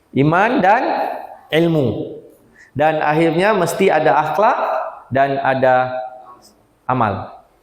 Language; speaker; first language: Malay; native; Malay